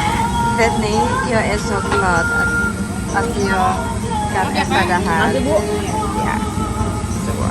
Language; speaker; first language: Swedish; non-native, learner; Indonesian